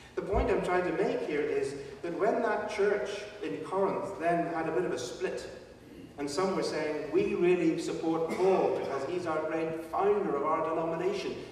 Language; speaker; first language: English; native; English